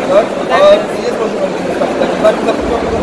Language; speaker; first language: Polish; native; Polish